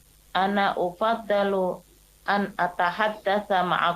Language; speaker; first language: Arabic; non-native, learner; Indonesian